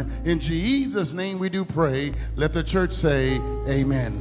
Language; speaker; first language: English; native; English